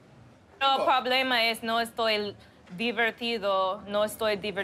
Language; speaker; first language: Spanish; non-native, learner; English